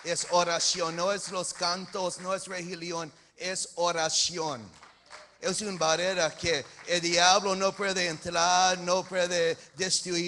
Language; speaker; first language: Spanish; early bilingual, heritage; English